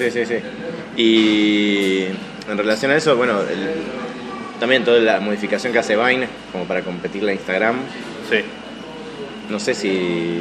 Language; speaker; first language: Spanish; native; Spanish